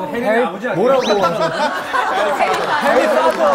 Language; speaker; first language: Korean; native; Korean